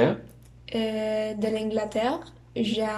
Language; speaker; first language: French; non-native, learner; Spanish